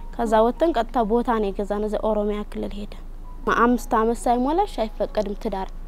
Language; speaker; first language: Amharic; native; Amharic